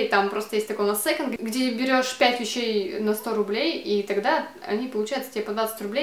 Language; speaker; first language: Russian; native; Russian